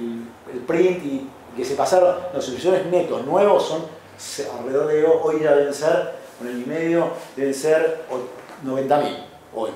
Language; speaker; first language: Spanish; native; Spanish